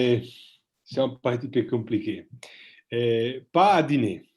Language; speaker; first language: French; non-native, fluent; Italian